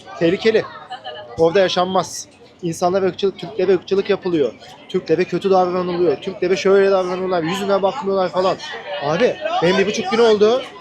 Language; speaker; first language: Turkish; native; Turkish